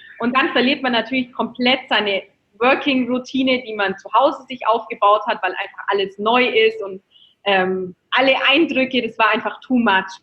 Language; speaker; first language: German; native; German